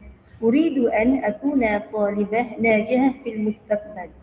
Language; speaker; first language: Arabic; non-native, learner; Malay